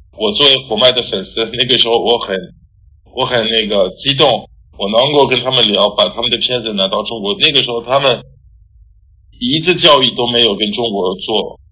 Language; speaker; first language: Chinese; non-native, fluent; French